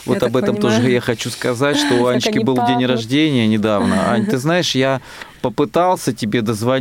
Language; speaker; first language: Russian; native; Russian